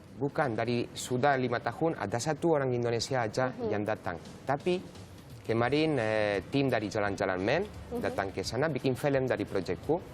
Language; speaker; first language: Indonesian; non-native, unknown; Spanish